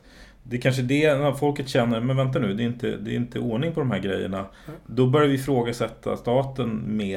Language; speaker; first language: Swedish; native; Swedish